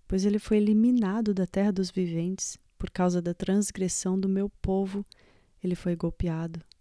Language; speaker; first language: Portuguese; native; Portuguese